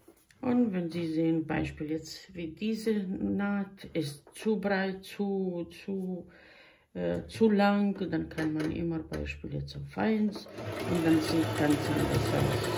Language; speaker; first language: German; non-native, local second language; Bosnian